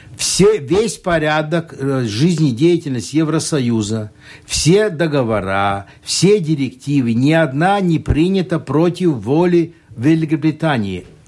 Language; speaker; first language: Russian; non-native, local second language; Latvian